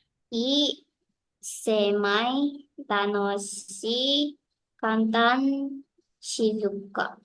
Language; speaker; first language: Japanese; non-native, learner; Indonesian